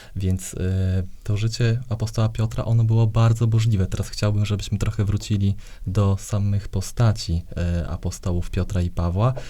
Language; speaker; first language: Polish; native; Polish